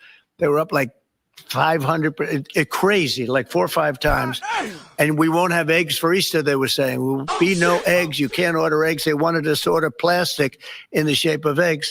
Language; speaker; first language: English; native; English